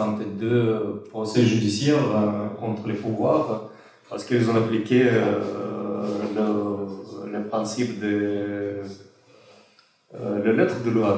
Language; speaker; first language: French; non-native, fluent; Russian